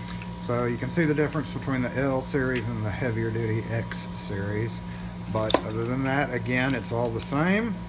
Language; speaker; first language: English; native; English